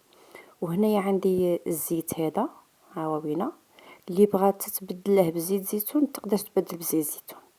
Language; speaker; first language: Arabic; native; Arabic